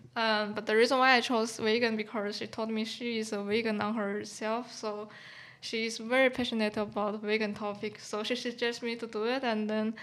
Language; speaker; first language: English; non-native, fluent; Chinese